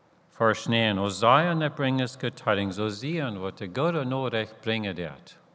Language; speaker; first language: English; native; English